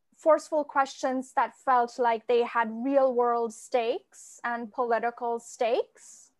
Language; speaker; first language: English; non-native, local second language; Bangla